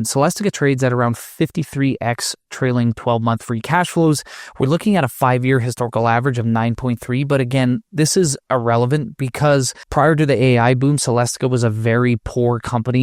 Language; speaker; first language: English; native; English